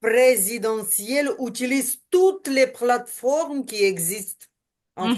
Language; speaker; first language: French; non-native, learner; Ukrainian